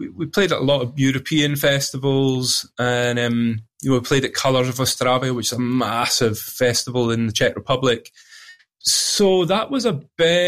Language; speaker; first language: English; native; English